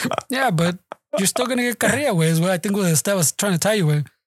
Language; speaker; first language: English; early bilingual, other home language; Spanish